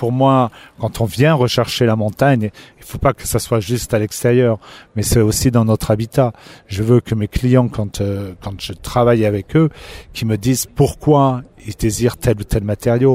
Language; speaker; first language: French; native; French